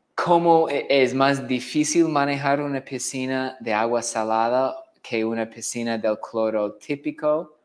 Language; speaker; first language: Spanish; non-native, fluent; English